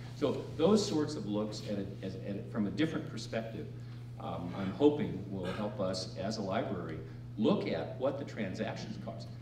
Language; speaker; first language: English; native; English